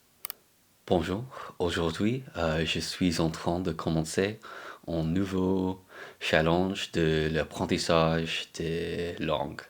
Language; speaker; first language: French; non-native, learner; English